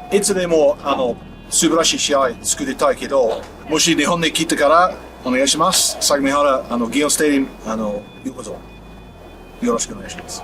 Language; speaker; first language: Japanese; non-native, learner; English